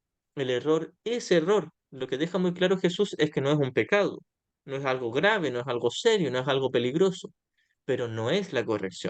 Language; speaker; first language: Spanish; native; Spanish